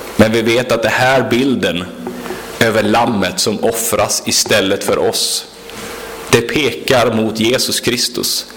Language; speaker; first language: Swedish; native; Swedish